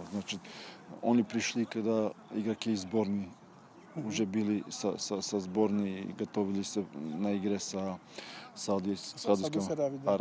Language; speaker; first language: Russian; non-native, fluent; Serbian